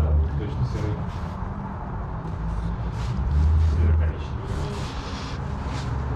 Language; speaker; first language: Russian; native; Russian